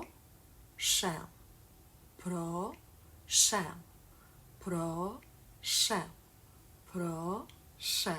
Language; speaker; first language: Polish; early bilingual, heritage; Polish